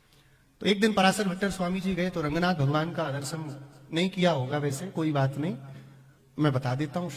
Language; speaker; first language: Hindi; native; Hindi